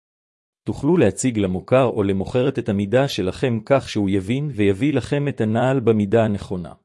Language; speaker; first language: Hebrew; native; Hebrew